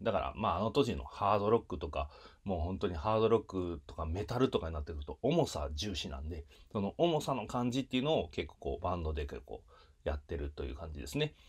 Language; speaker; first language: Japanese; native; Japanese